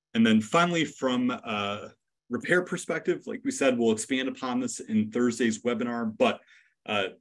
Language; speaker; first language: English; native; English